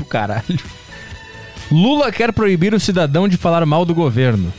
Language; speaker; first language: Portuguese; native; Portuguese